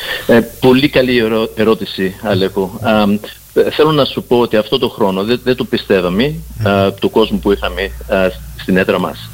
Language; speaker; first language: Greek; early bilingual, heritage; Greek